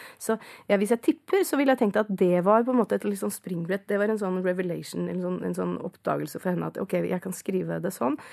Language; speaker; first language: Norwegian; native; Norwegian